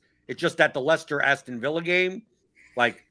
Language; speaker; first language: English; native; English